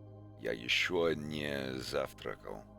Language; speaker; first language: Russian; non-native, learner; English